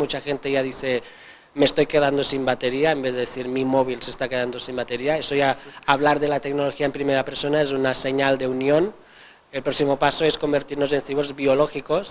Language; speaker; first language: Spanish; non-native, local second language; Catalan